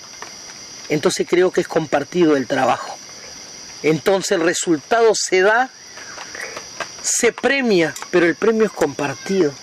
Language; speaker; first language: Spanish; native; Spanish